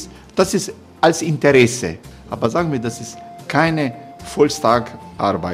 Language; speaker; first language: German; non-native, learner; Croatian